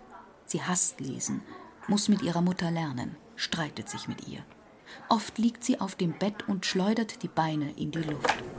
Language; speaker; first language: German; native; German